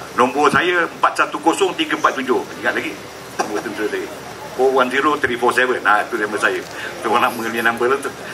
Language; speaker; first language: Malay; native; Malay